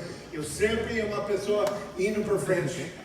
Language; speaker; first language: Portuguese; non-native, fluent; English